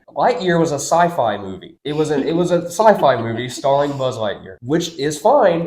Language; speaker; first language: English; native; English